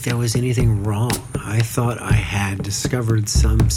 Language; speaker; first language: English; native; English